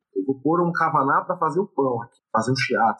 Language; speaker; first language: Portuguese; native; Portuguese